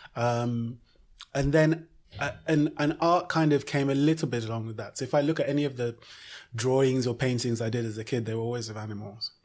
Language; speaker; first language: English; early bilingual, other home language; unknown